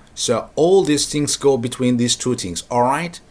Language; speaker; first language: English; non-native, fluent; Turkish